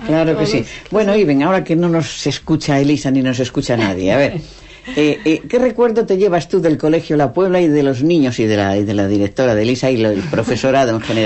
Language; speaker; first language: Spanish; native; Spanish